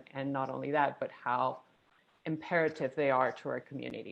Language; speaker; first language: English; non-native, fluent; Spanish